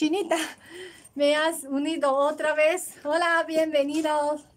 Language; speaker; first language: Spanish; non-native, learner; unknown